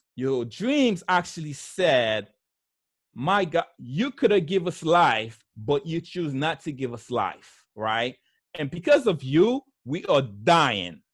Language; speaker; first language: English; early bilingual, other home language; Haitian Creole